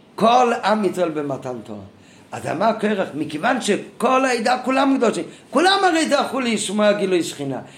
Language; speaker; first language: Hebrew; non-native, fluent; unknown